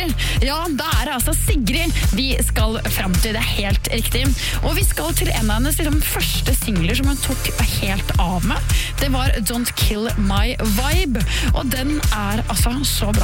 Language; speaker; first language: Norwegian; native; Norwegian